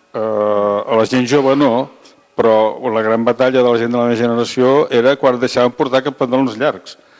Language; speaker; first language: Catalan; native; Catalan